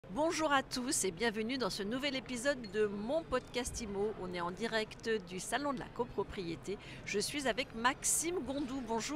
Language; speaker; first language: French; native; French